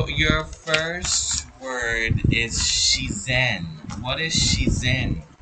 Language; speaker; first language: English; non-native, local second language; Filipino